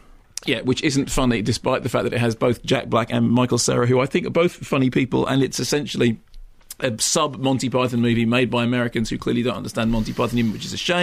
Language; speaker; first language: English; native; English